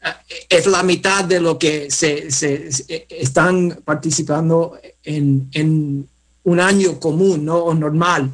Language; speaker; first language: Spanish; early bilingual, heritage; Spanish